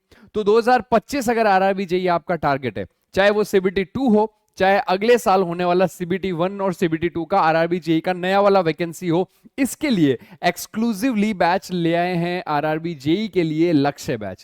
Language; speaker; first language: Hindi; native; Hindi